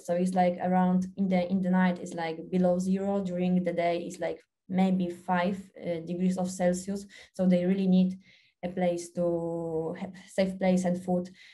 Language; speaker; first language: English; non-native, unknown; Polish